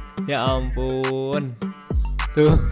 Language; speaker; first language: Indonesian; native; Indonesian